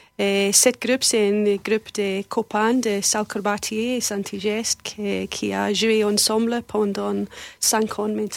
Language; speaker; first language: French; non-native, learner; English